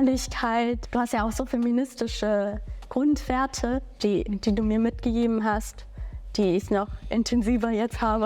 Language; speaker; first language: German; early bilingual, other home language; Bangla